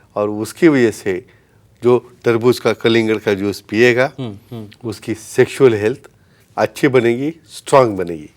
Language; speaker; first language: Hindi; non-native, local second language; Marathi